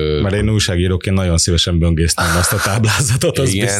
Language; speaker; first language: Hungarian; native; Hungarian